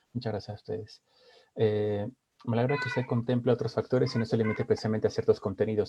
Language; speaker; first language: Spanish; native; Spanish